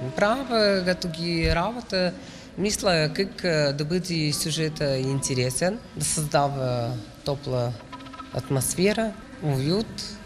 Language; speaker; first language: Bulgarian; native; Bulgarian